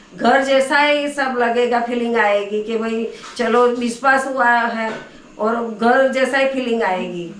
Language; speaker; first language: Hindi; non-native, local second language; Gujarati